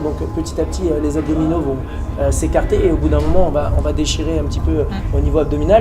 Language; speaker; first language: French; native; French